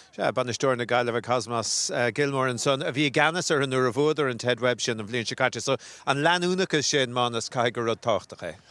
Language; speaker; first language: Irish; native; Irish